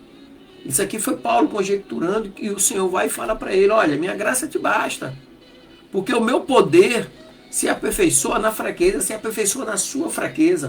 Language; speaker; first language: Portuguese; native; Portuguese